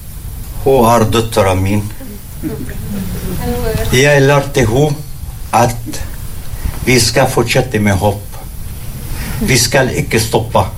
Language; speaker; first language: Norwegian; non-native, learner; Arabic